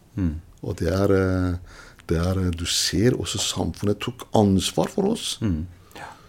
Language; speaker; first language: Norwegian; non-native, fluent; Persian